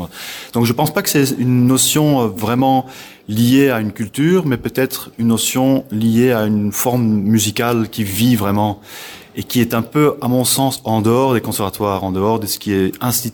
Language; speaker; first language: French; non-native, local second language; Dutch